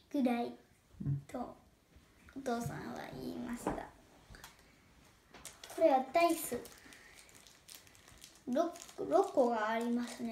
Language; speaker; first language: Japanese; early bilingual, heritage; Japanese